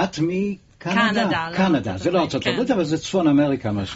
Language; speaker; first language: Hebrew; native; Hebrew